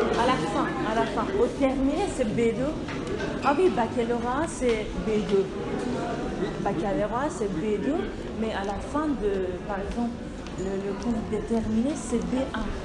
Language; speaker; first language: French; non-native, learner; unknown